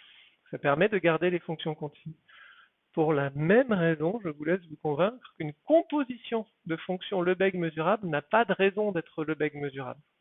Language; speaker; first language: French; native; French